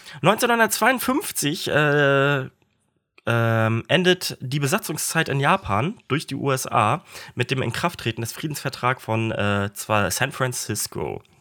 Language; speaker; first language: German; native; German